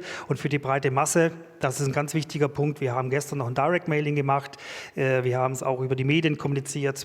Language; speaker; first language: German; native; German